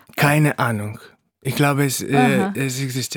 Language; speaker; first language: German; non-native, fluent; Russian